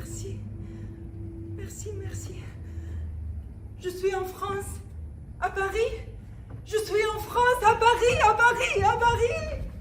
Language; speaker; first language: French; non-native, fluent; Arabic